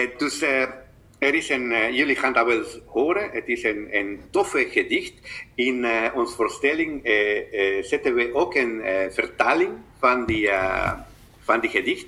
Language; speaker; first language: Dutch; non-native, fluent; Spanish